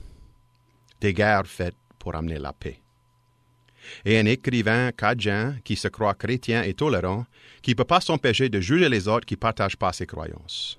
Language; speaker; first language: French; native; French